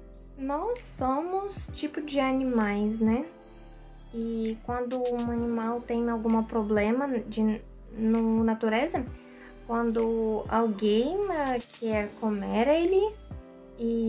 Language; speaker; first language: Portuguese; non-native, learner; Russian